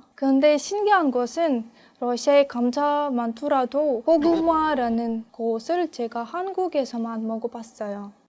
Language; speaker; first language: Korean; non-native, fluent; Russian